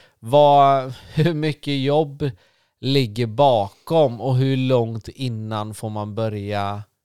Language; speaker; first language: Swedish; native; Swedish